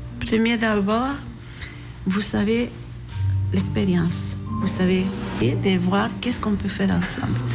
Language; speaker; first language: French; non-native, fluent; Spanish